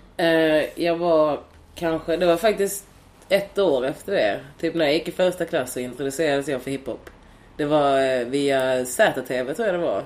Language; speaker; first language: Swedish; native; Swedish